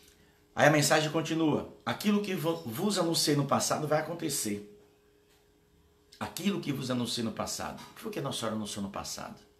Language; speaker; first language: Portuguese; native; Portuguese